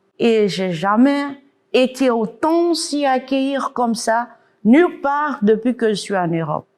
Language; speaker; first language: French; non-native, learner; English